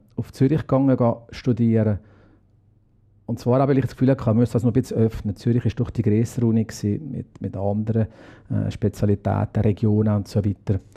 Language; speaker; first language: German; native; German